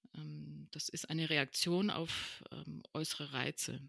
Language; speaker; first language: German; early bilingual, other home language; Spanish